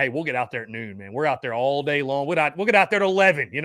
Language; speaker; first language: English; native; English